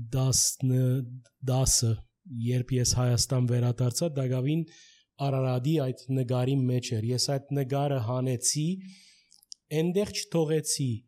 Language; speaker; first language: Armenian; early bilingual, heritage; Armenian